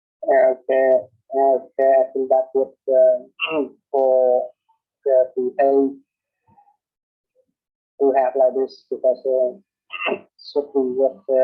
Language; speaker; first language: English; non-native, learner; Vietnamese